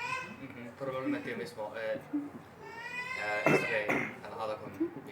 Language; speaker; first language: Spanish; non-native, learner; English